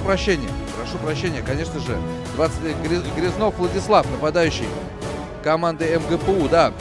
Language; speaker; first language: Russian; native; Russian